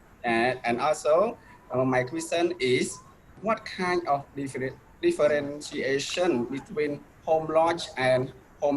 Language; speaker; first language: English; non-native, learner; Khmer